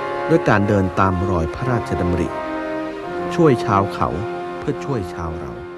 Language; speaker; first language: Thai; native; Thai